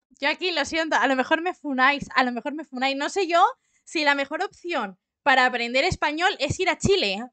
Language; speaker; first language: Spanish; native; Spanish